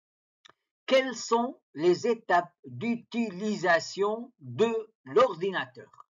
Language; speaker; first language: French; non-native, fluent; Arabic